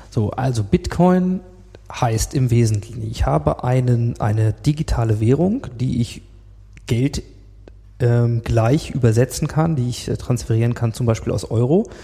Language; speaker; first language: German; native; German